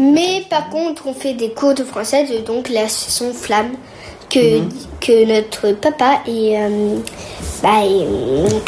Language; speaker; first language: French; early bilingual, heritage; French